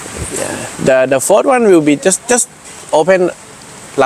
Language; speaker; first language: English; non-native, learner; Thai